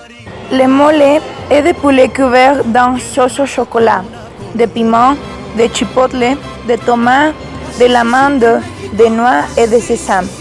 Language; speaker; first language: French; non-native, learner; Spanish